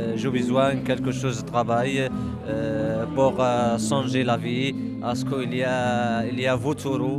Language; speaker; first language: French; non-native, learner; Arabic